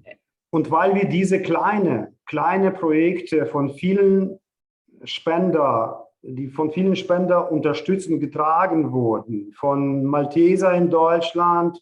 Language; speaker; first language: German; non-native, fluent; Ukrainian